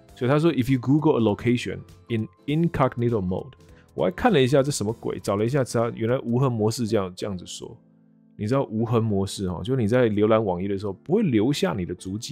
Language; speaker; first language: Chinese; native; Chinese